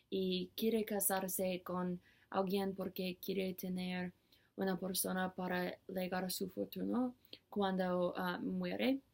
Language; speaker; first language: Spanish; non-native, learner; English